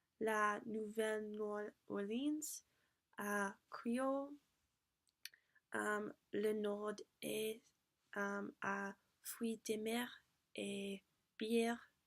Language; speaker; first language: French; non-native, learner; English